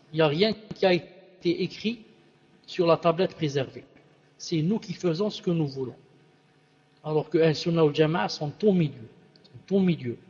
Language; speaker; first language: French; non-native, local second language; Arabic